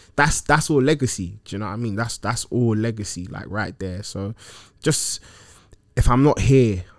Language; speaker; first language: English; early bilingual, other home language; Akan